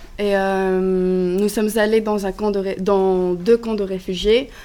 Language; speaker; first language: French; non-native, fluent; Greek